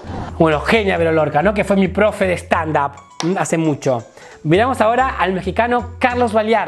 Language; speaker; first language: Spanish; native; Spanish